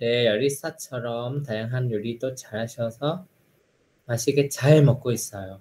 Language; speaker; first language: Korean; non-native, fluent; Vietnamese